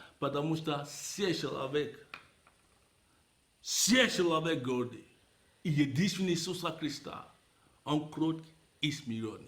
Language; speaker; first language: Russian; non-native, fluent; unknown